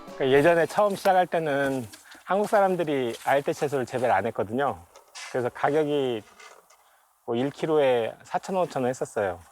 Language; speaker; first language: Korean; native; Korean